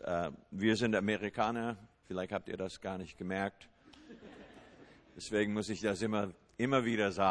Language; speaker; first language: German; non-native, fluent; English